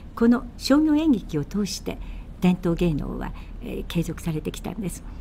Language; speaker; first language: Japanese; native; Japanese